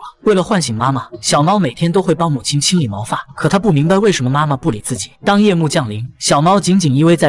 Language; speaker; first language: Chinese; native; Chinese